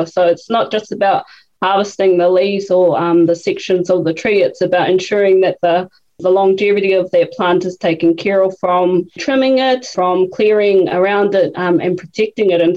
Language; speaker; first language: English; native; English